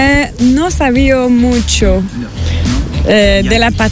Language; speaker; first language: Spanish; non-native, learner; French